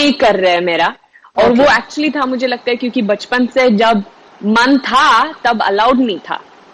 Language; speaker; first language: Hindi; non-native, learner; Swedish